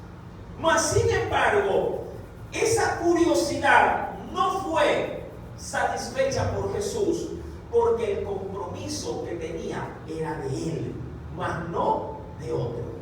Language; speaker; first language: Spanish; native; Spanish